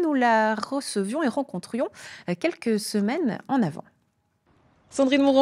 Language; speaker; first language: French; native; French